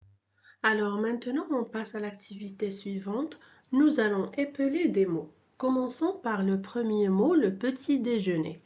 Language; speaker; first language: French; non-native, local second language; Arabic